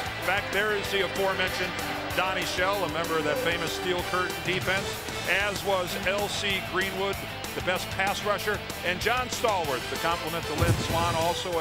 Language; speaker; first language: English; native; English